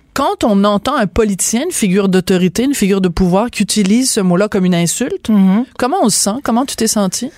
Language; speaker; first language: French; native; French